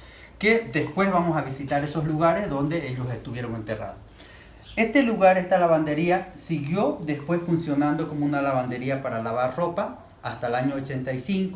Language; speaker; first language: Spanish; native; Spanish